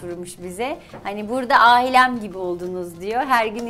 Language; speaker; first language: Turkish; native; Turkish